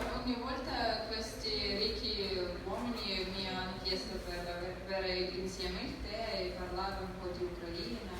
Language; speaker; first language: Italian; non-native, learner; Ukrainian